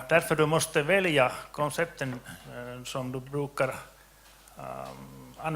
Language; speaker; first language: Swedish; non-native, local second language; Finnish